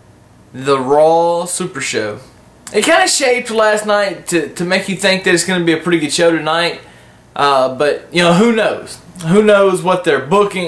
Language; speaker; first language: English; native; English